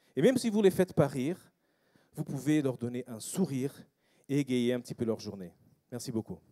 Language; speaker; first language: French; non-native, fluent; English